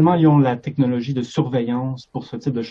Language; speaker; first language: French; native; French